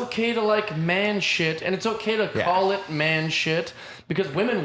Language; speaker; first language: English; native; English